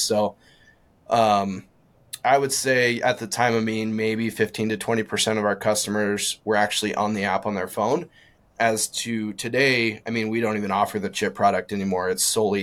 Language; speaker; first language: English; native; English